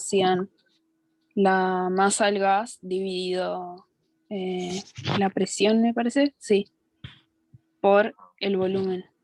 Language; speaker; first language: Spanish; native; Spanish